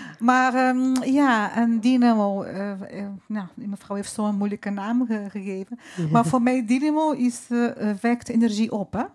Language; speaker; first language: Dutch; non-native, fluent; Portuguese